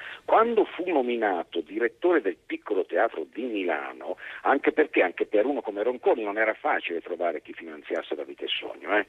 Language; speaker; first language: Italian; native; Italian